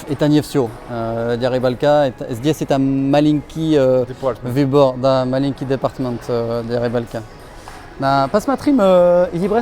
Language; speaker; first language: Russian; non-native, learner; French